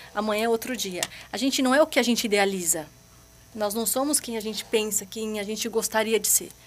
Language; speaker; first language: Portuguese; early bilingual, other home language; Arabic